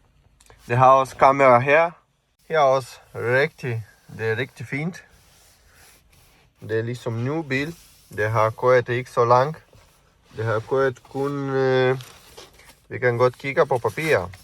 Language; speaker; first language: Danish; non-native, learner; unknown